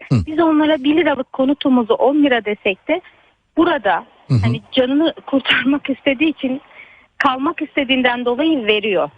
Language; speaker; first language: Turkish; native; Turkish